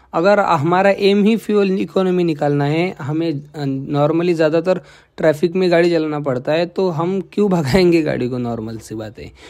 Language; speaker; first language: Hindi; non-native, local second language; Marathi